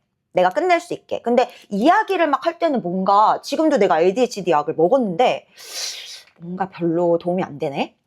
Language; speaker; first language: Korean; native; Korean